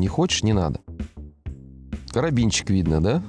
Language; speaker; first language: Russian; native; Russian